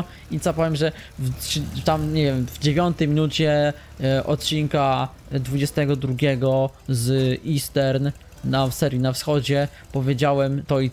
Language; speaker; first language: Polish; native; Polish